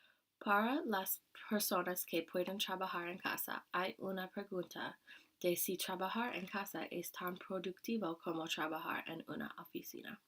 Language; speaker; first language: Spanish; non-native, learner; English